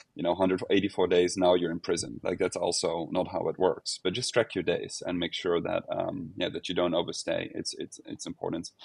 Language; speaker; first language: English; non-native, fluent; Dutch